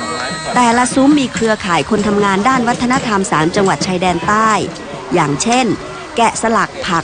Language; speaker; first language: Thai; native; Thai